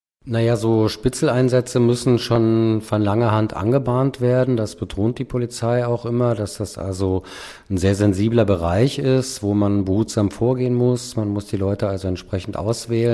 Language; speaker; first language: German; native; German